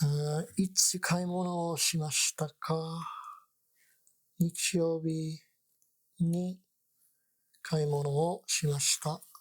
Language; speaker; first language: Japanese; non-native, learner; English